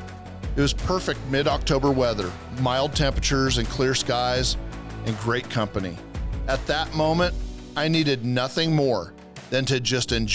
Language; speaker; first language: English; native; English